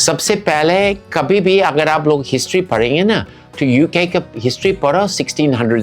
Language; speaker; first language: Hindi; non-native, fluent; English